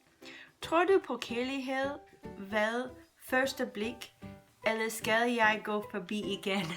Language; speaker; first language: Danish; non-native, learner; English